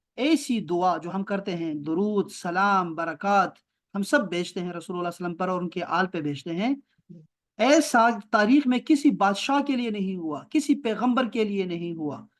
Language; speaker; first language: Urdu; non-native, local second language; Pashto